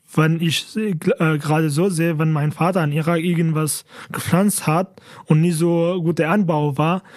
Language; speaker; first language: German; non-native, fluent; Kurdish